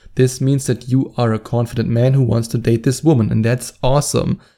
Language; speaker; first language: English; non-native, fluent; German